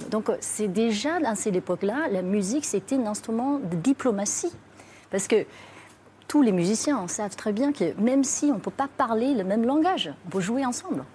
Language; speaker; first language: French; non-native, fluent; Chinese